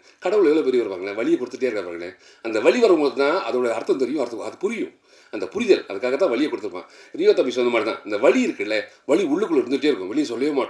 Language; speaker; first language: Tamil; native; Tamil